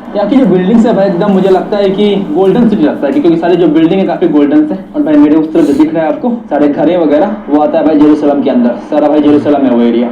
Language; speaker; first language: Hindi; native; Hindi